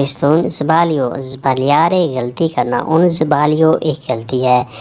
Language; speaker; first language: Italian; non-native, learner; Urdu